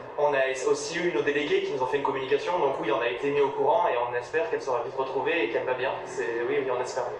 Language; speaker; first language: French; native; French